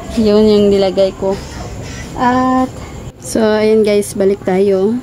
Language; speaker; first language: Filipino; non-native, local second language; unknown